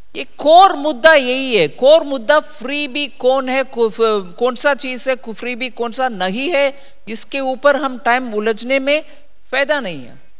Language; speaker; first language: Hindi; non-native, local second language; Tamil